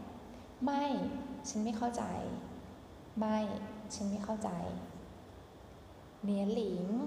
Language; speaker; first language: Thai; non-native, fluent; Chinese